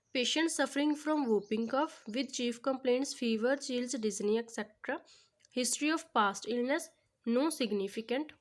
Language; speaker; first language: English; non-native, local second language; Punjabi